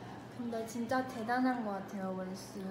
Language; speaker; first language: Korean; non-native, fluent; Chinese